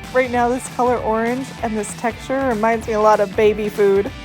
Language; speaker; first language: English; native; English